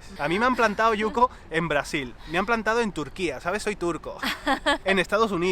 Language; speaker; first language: Spanish; native; Spanish